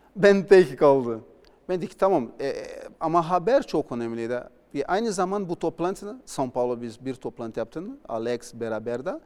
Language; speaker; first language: Turkish; non-native, learner; Portuguese